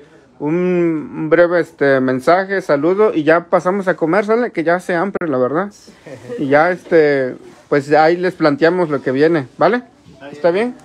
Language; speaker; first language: Spanish; native; Spanish